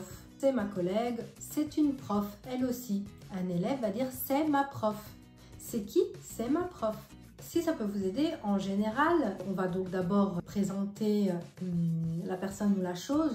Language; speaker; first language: French; non-native, fluent; Italian